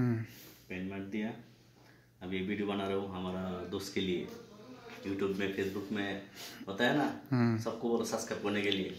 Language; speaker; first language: Hindi; non-native, learner; Bangla